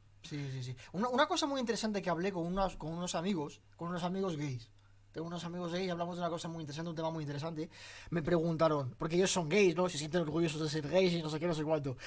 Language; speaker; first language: Spanish; early bilingual, other home language; Arabic